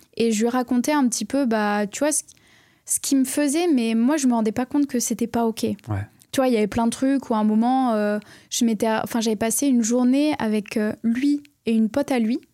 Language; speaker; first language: French; native; French